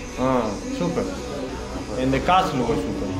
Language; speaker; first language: English; non-native, learner; Greek